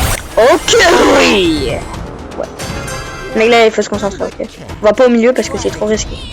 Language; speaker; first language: French; native; French